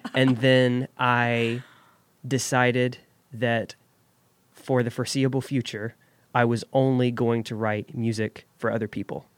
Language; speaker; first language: English; native; English